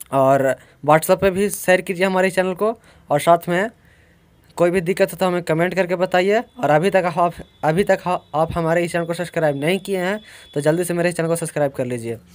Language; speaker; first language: Hindi; native; Hindi